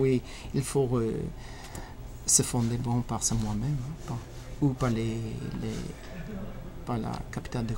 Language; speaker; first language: French; non-native, learner; English